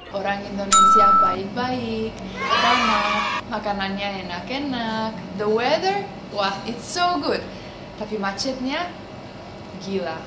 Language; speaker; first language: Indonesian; non-native, learner; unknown